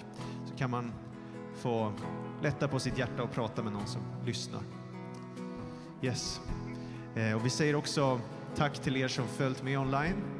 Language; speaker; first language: Swedish; native; Swedish